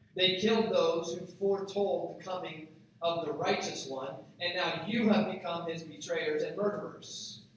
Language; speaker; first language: English; native; English